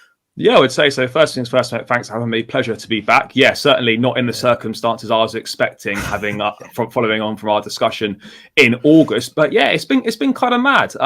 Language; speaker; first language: English; native; English